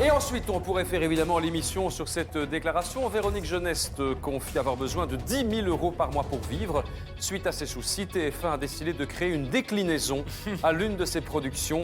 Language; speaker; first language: French; native; French